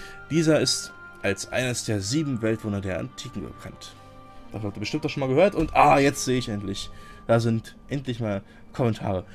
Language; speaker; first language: German; native; German